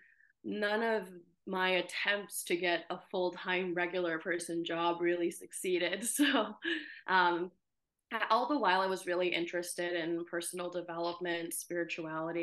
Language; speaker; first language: English; native; English